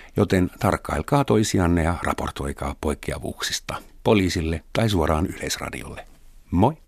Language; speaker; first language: Finnish; non-native, fluent; German